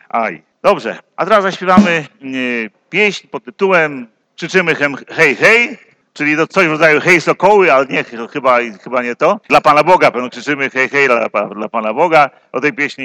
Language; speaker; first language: Polish; native; Polish